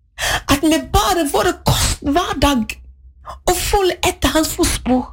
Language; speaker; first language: Norwegian; non-native, fluent; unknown